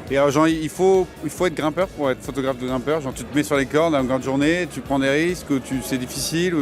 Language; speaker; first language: French; native; French